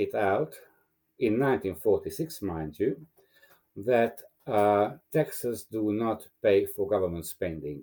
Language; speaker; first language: English; non-native, fluent; Romanian